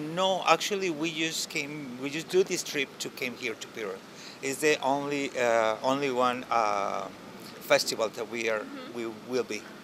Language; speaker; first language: English; non-native, learner; Spanish